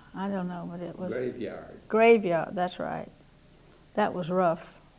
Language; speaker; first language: English; native; English